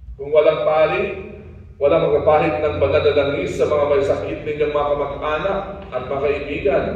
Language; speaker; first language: Filipino; non-native, local second language; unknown